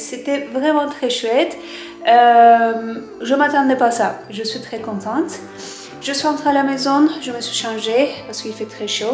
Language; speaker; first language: French; non-native, fluent; Turkish